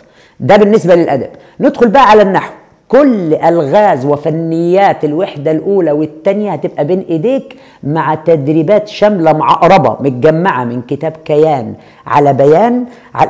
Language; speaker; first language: Arabic; native; Arabic